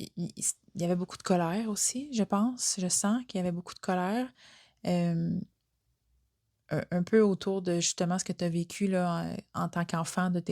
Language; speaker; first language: French; native; French